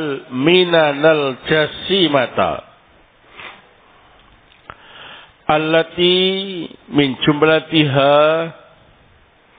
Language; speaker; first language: Arabic; non-native, fluent; Indonesian